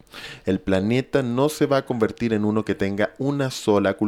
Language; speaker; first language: Spanish; native; Spanish